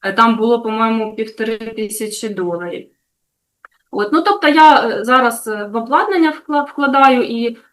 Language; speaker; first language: Ukrainian; native; Ukrainian